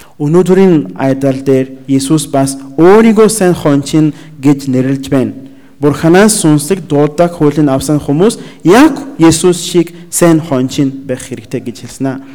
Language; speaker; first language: Mongolian; non-native, learner; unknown